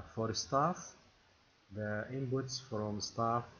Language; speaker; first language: English; non-native, fluent; Arabic